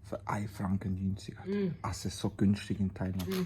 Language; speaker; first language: German; early bilingual, other home language; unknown